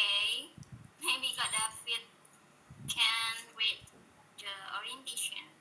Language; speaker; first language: English; non-native, learner; Indonesian